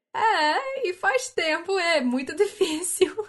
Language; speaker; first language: Portuguese; non-native, learner; English